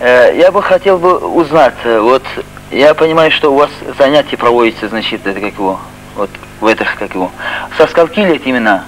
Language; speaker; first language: Russian; non-native, local second language; Tajik